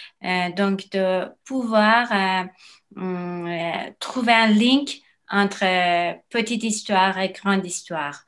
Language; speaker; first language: French; non-native, learner; Persian